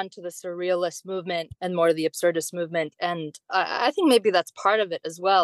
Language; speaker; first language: English; non-native, fluent; Romanian